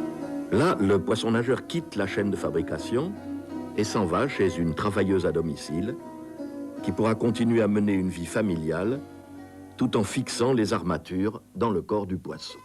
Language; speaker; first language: French; native; French